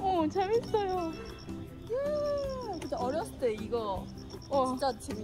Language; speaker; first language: Korean; non-native, learner; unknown